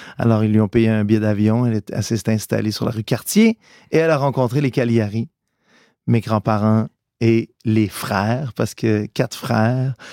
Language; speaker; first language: French; early bilingual, other home language; Italian